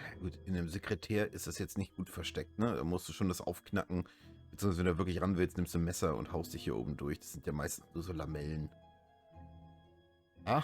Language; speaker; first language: German; native; German